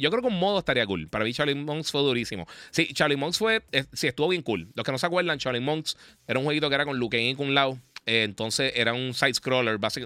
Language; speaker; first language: Spanish; native; Spanish